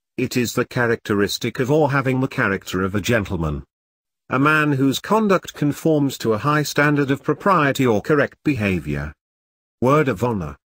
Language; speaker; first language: English; non-native, local second language; Filipino